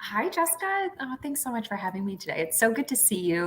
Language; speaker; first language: English; native; English